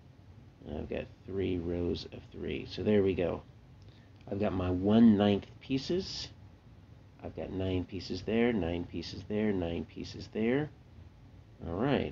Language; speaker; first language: English; native; English